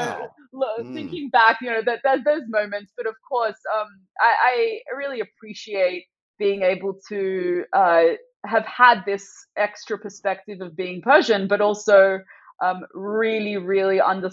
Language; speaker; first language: English; non-native, local second language; Persian